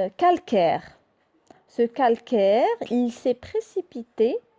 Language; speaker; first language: French; non-native, local second language; Arabic